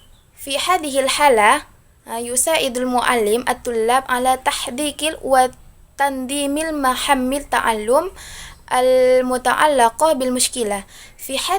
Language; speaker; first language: Arabic; non-native, learner; Indonesian